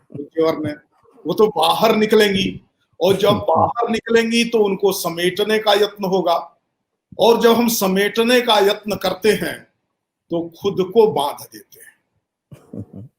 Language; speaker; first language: Hindi; native; Hindi